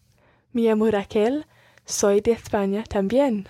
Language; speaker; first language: Spanish; non-native, learner; English